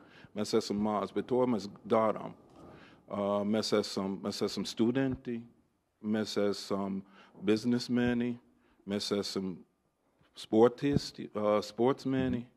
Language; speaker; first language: Latvian; non-native, fluent; English